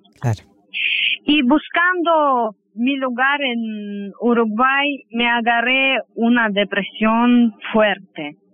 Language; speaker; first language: Spanish; non-native, fluent; Armenian